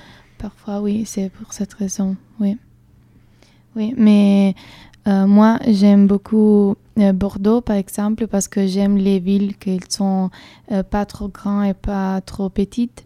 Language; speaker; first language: French; non-native, fluent; Italian